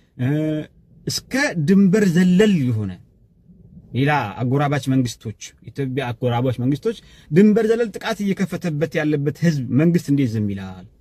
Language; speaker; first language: Amharic; non-native, local second language; Afar